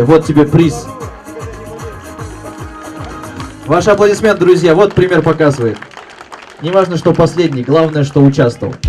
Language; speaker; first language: Russian; native; Russian